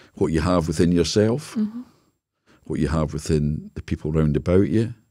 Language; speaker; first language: English; native; English